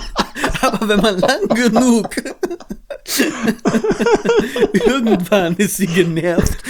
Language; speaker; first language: German; native; German